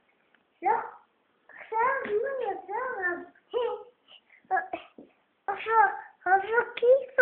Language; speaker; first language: Hebrew; early bilingual, other home language; Russian